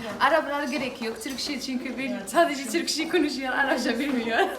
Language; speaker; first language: Turkish; non-native, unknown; Arabic